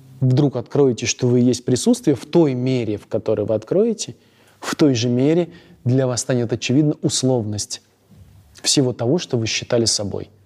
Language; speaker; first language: Russian; native; Russian